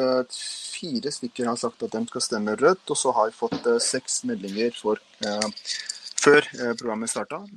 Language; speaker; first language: Norwegian; early bilingual, other home language; Urdu